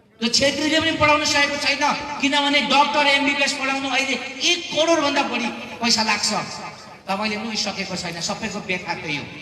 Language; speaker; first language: Nepali; non-native, local second language; Eastern Tamang